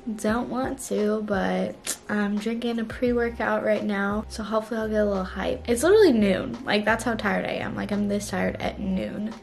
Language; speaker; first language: English; native; English